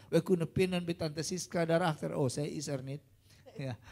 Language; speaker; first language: Dutch; non-native, learner; Indonesian